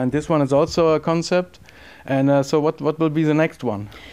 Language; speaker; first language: English; non-native, fluent; German